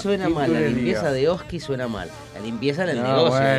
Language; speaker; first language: Spanish; native; Spanish